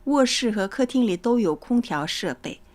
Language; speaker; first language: Chinese; native; Chinese